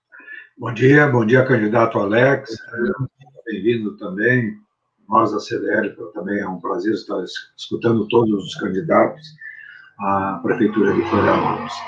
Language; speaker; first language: Portuguese; native; Portuguese